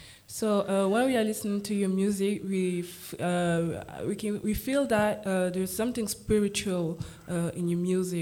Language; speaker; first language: English; non-native, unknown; French